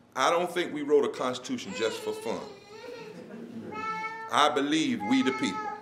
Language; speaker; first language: English; native; English